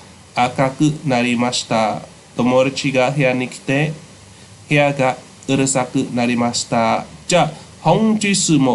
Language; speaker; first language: Japanese; non-native, fluent; Khmer